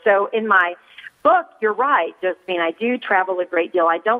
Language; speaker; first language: English; native; English